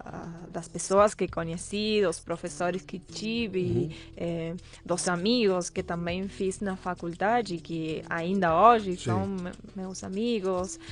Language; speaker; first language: Portuguese; non-native, fluent; Spanish